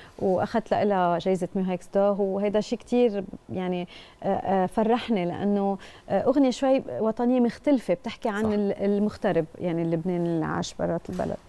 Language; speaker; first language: Arabic; native; Arabic